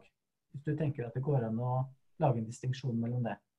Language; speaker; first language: Norwegian; native; Norwegian